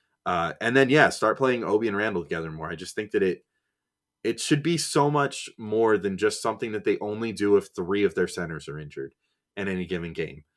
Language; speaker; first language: English; native; English